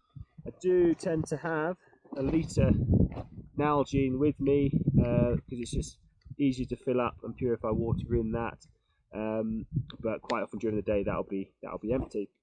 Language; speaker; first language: English; native; English